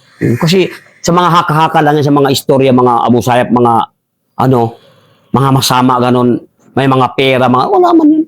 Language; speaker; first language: Filipino; non-native, local second language; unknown